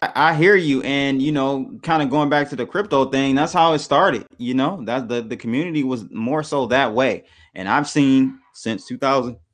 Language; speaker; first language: English; native; English